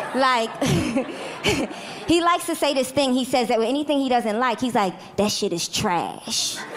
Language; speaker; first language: English; native; English